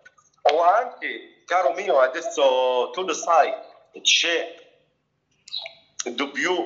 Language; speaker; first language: Italian; non-native, learner; Arabic